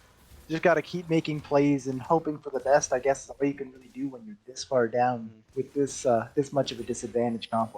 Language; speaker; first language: English; native; English